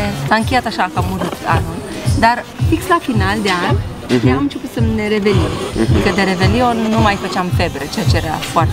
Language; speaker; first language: Romanian; native; Romanian